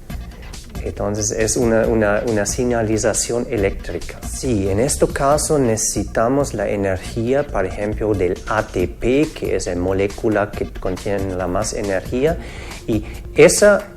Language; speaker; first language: Spanish; non-native, fluent; German